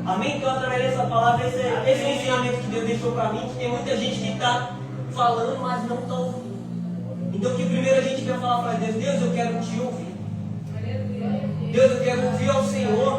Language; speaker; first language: Portuguese; native; Portuguese